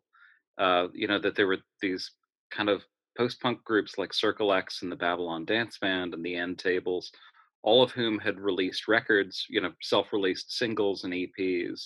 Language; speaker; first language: English; native; English